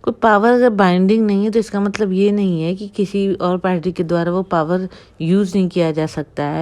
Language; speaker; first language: Hindi; native; Hindi